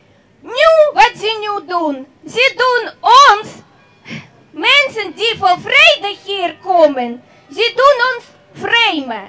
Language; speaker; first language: Dutch; non-native, fluent; Russian